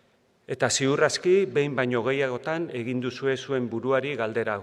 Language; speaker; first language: Basque; native; Basque